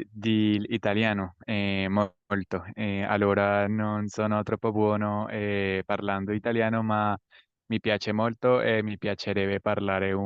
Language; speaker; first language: Italian; non-native, learner; Spanish